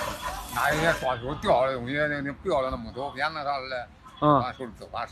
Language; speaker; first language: Chinese; native; Chinese